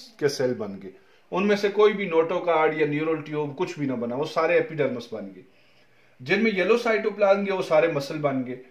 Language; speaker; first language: Urdu; non-native, local second language; Punjabi